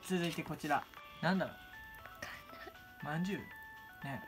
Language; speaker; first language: Japanese; native; Japanese